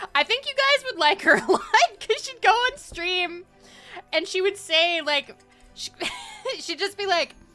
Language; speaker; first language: English; native; English